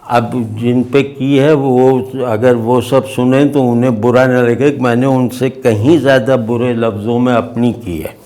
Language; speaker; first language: Urdu; native; Urdu